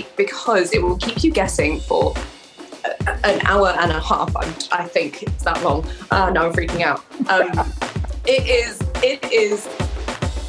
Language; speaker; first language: English; native; English